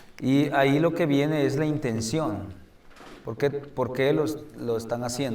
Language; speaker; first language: Spanish; native; Spanish